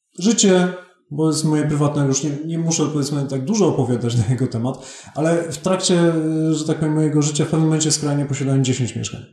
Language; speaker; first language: Polish; native; Polish